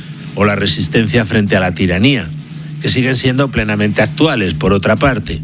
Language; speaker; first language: Spanish; native; Spanish